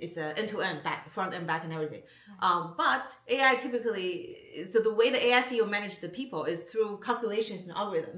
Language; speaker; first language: English; non-native, fluent; Chinese